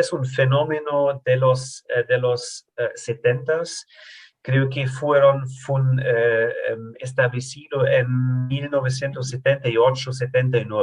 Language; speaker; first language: Spanish; non-native, fluent; German